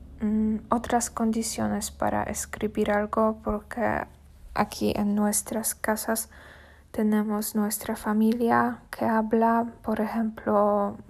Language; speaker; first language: Spanish; non-native, learner; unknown